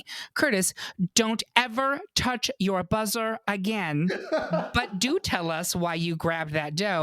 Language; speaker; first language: English; native; English